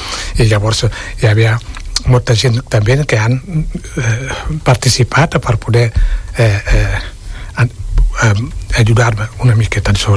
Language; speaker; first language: Catalan; non-native, fluent; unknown